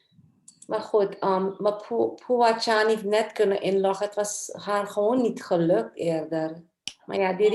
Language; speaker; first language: Dutch; non-native, local second language; Caribbean Hindustani